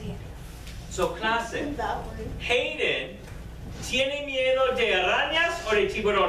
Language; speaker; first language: Spanish; non-native, fluent; English